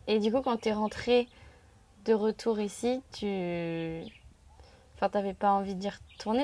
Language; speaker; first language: French; native; French